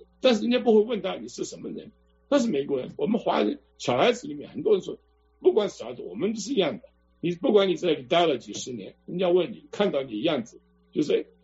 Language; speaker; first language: Chinese; non-native, local second language; Cantonese